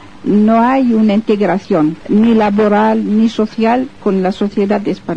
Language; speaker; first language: Spanish; non-native, fluent; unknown